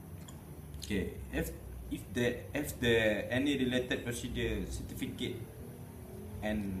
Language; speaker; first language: English; non-native, local second language; Malay